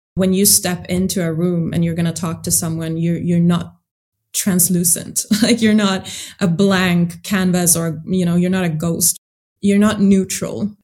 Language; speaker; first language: English; early bilingual, other home language; Swedish